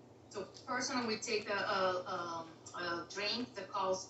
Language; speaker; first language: English; non-native, fluent; Portuguese